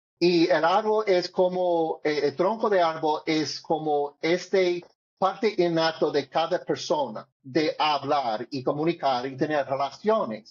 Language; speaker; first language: Spanish; non-native, learner; English